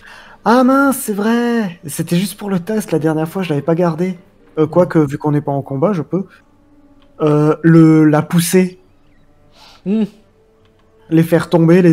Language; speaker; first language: French; native; French